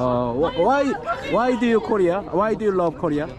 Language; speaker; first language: English; non-native, learner; Korean